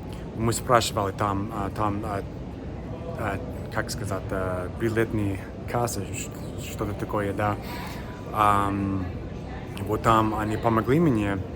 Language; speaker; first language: Russian; non-native, learner; English